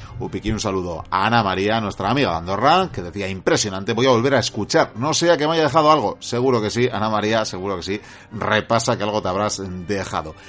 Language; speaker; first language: Spanish; native; Spanish